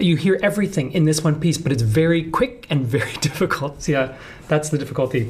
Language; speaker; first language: English; native; English